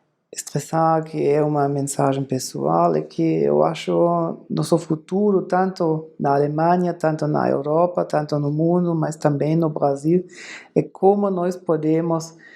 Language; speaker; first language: Portuguese; non-native, fluent; German